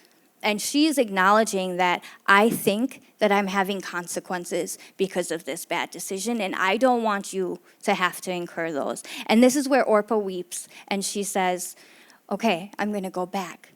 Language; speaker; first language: English; native; English